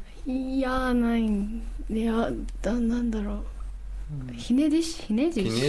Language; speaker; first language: German; non-native, learner; Japanese